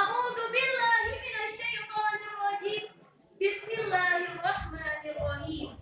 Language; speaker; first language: Arabic; non-native, learner; Indonesian